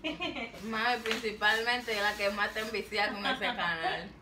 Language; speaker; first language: Spanish; native; Spanish